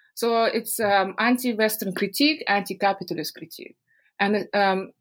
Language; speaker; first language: English; non-native, fluent; Russian